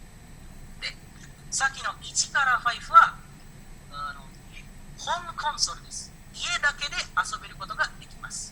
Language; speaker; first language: Japanese; non-native, learner; Indonesian